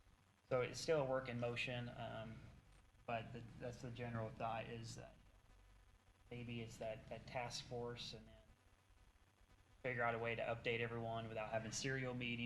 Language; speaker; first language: English; native; English